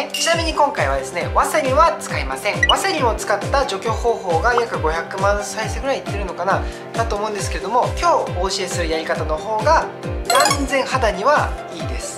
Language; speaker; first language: Japanese; non-native, fluent; Korean